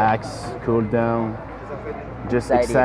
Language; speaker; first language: English; non-native, learner; French